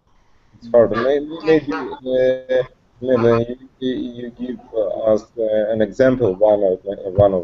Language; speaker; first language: English; non-native, learner; Russian